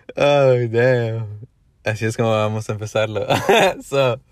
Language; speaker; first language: Spanish; early bilingual, other home language; English